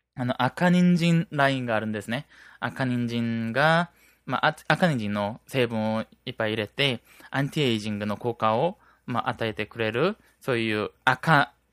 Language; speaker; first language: Japanese; non-native, fluent; Korean